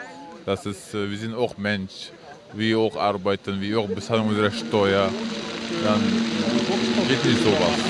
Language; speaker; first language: German; non-native, learner; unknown